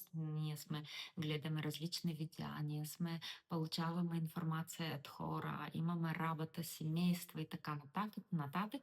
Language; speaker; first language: Bulgarian; non-native, learner; Russian